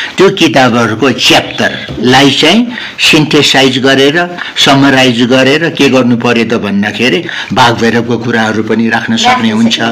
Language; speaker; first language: Nepali; non-native, local second language; Newari